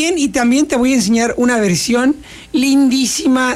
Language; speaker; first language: Spanish; native; Spanish